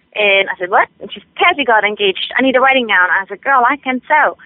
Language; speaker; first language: English; non-native, fluent; Swiss German